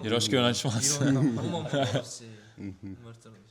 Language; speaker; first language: Japanese; non-native, learner; English